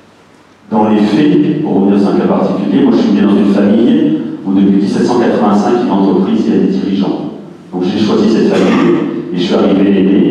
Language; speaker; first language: French; native; French